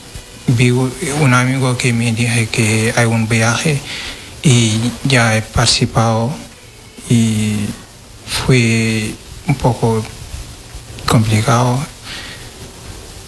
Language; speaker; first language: Spanish; non-native, learner; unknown